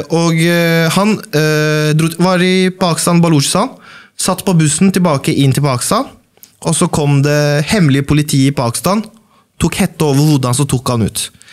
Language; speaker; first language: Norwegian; early bilingual, other home language; Baluchi